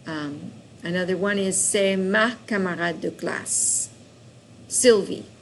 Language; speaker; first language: French; non-native, fluent; English